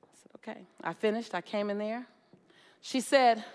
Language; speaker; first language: English; native; English